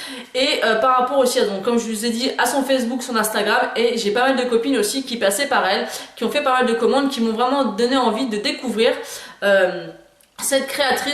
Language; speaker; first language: French; native; French